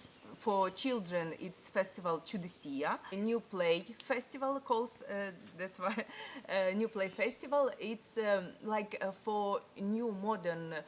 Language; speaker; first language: English; non-native, learner; Ukrainian